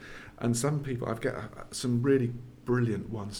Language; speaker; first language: English; native; English